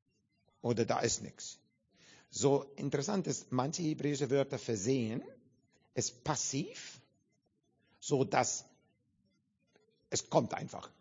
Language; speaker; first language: German; non-native, learner; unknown